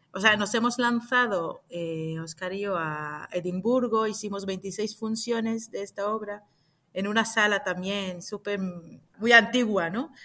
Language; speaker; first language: Spanish; non-native, fluent; Hebrew